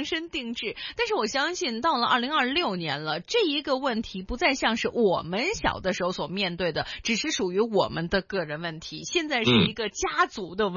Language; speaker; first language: Chinese; non-native, local second language; Cantonese